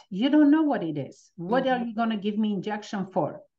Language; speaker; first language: English; early bilingual, other home language; Armenian